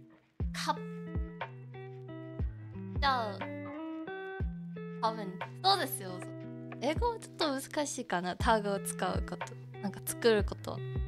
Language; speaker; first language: Japanese; non-native, learner; Korean